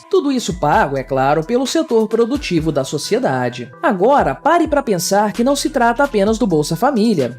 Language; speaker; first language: Portuguese; native; Portuguese